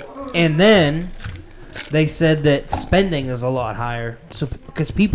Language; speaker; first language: English; native; English